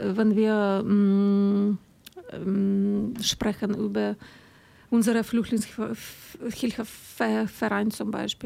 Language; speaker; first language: German; non-native, learner; Ukrainian